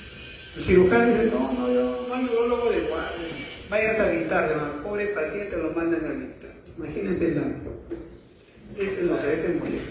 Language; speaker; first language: Spanish; native; Spanish